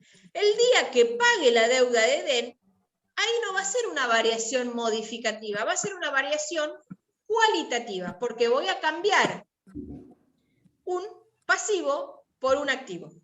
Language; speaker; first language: Spanish; native; Spanish